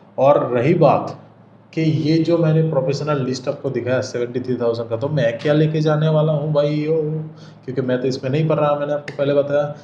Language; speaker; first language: Hindi; non-native, local second language; Bangla